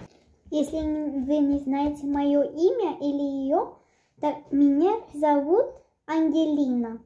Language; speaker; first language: Russian; early bilingual, heritage; Russian